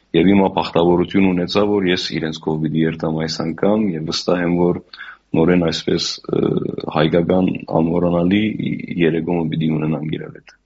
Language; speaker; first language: Armenian; native; Armenian